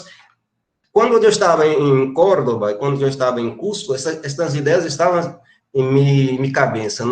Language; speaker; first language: Spanish; non-native, fluent; Portuguese